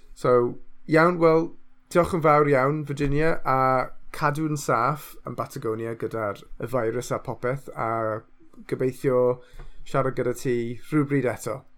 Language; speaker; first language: Welsh; non-native, local second language; English